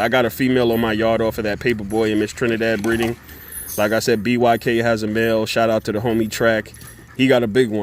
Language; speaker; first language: English; native; English